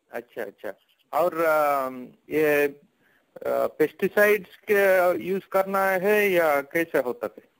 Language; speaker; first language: Hindi; non-native, local second language; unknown